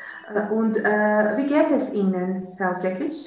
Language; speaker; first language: German; non-native, learner; Serbian